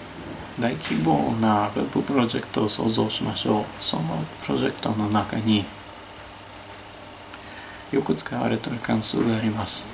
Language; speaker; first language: Japanese; non-native, fluent; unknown